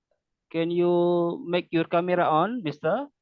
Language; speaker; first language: English; non-native, learner; Indonesian